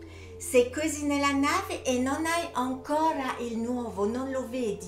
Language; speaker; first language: Italian; early bilingual, heritage; French